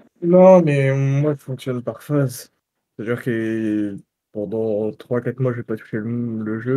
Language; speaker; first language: French; native; French